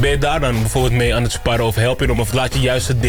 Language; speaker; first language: Dutch; native; Dutch